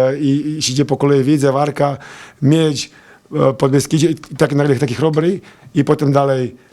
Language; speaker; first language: Polish; non-native, fluent; Serbian